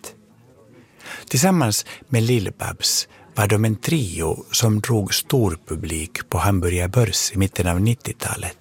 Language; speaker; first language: Swedish; native; Swedish